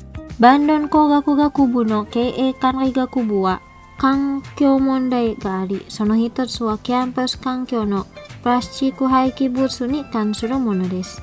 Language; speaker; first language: Japanese; non-native, fluent; Indonesian